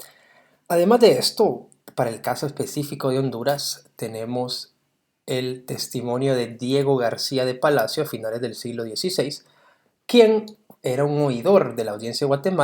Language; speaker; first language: Spanish; native; Spanish